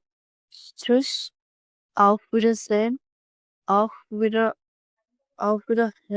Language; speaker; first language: German; non-native, learner; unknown